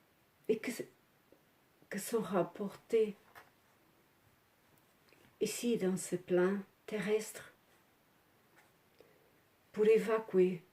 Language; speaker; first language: French; non-native, learner; Portuguese